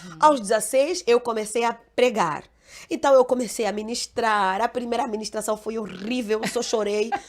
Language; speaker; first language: Portuguese; non-native, local second language; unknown